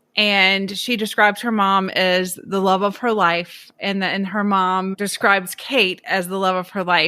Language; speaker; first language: English; native; English